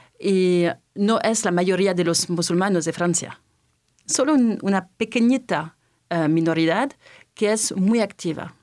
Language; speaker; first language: Spanish; non-native, fluent; French